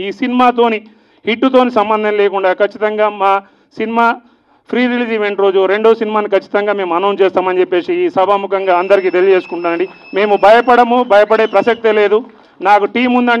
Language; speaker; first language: Telugu; native; Telugu